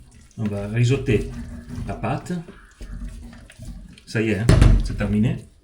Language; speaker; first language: French; non-native, fluent; Italian